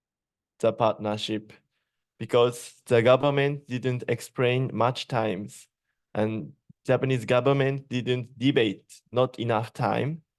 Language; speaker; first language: English; non-native, learner; Japanese